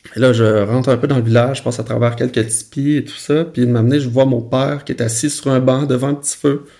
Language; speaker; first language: French; native; French